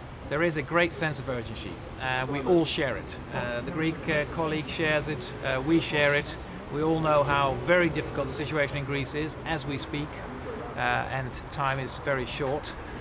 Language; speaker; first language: English; non-native, fluent; Dutch